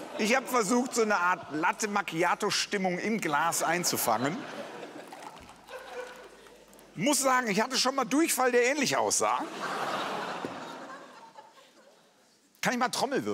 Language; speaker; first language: German; native; German